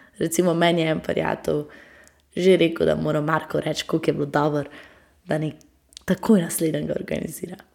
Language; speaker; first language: Slovenian; native; Slovenian